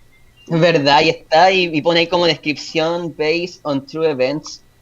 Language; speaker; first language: Spanish; native; Spanish